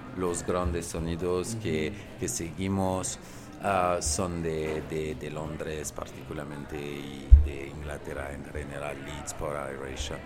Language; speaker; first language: Spanish; non-native, learner; French